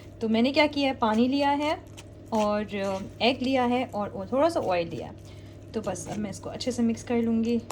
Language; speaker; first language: Urdu; native; Urdu